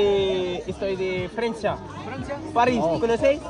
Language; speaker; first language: Spanish; non-native, learner; French